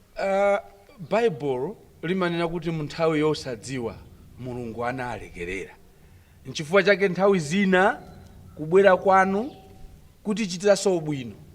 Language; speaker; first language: Nyanja; non-native, local second language; Tumbuka